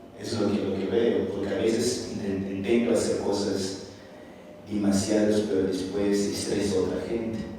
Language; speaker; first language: Spanish; non-native, fluent; Tsonga